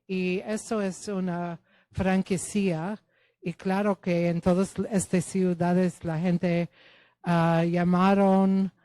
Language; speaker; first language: Spanish; non-native, fluent; Polish